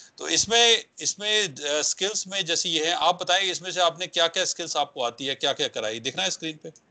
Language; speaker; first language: Hindi; non-native, local second language; Punjabi